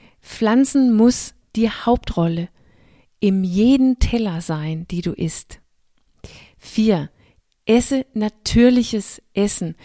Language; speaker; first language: German; non-native, fluent; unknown